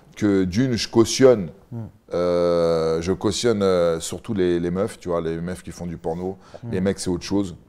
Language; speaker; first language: French; native; French